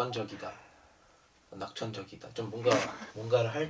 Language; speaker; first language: Korean; non-native, fluent; Japanese